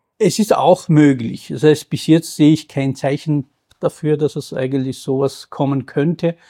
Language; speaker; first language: German; non-native, fluent; Kurdish